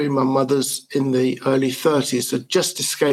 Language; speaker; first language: English; native; English